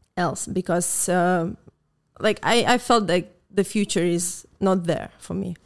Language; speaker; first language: English; non-native, fluent; Russian